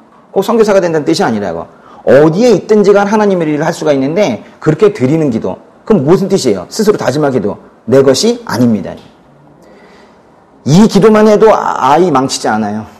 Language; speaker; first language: Korean; native; Korean